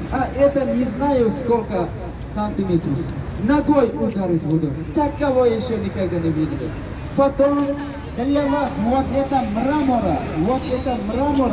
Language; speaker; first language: Russian; non-native, learner; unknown